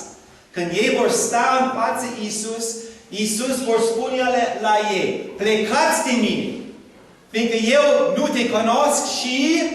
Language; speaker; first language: Romanian; non-native, learner; English